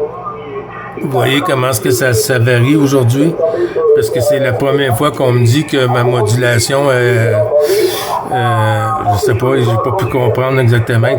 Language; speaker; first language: French; native; French